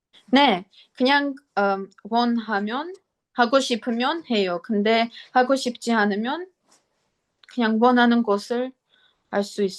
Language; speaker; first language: Korean; non-native, learner; Armenian